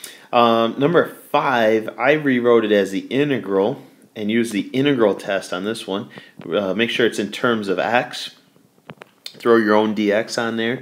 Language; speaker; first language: English; native; English